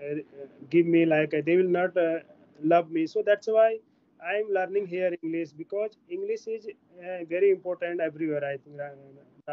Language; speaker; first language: English; non-native, learner; Hindi